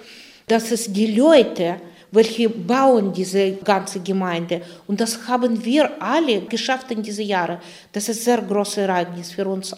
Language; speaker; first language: German; non-native, fluent; Russian